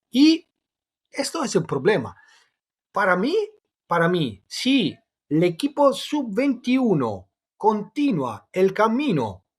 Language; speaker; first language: Spanish; non-native, fluent; Italian